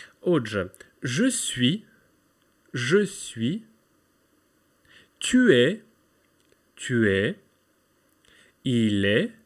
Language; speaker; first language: French; non-native, fluent; Ukrainian